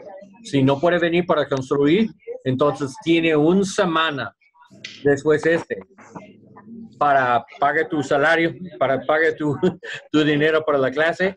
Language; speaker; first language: Spanish; non-native, learner; English